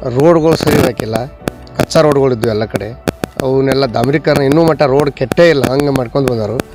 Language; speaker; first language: Kannada; native; Kannada